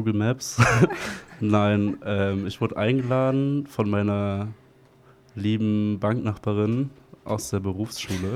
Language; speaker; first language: German; native; German